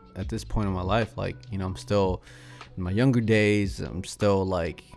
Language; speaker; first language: English; early bilingual, other home language; Spanish